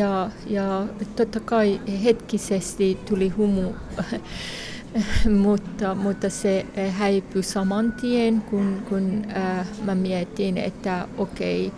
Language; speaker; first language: Finnish; non-native, fluent; Persian